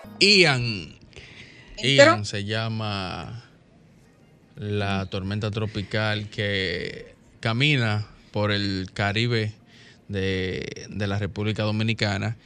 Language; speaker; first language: Spanish; native; Spanish